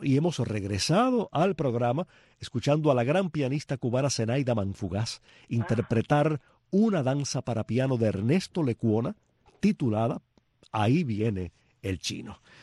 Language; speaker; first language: Spanish; native; Spanish